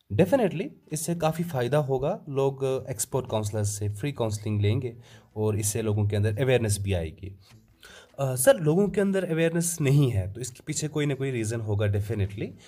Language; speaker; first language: Urdu; non-native, local second language; Kashmiri